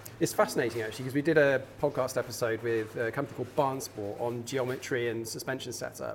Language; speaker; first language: English; native; English